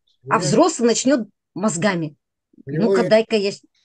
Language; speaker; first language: Russian; native; Russian